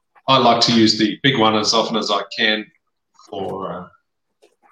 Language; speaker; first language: English; native; English